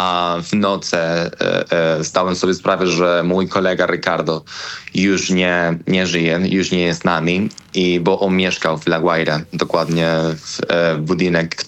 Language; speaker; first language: Polish; non-native, learner; Spanish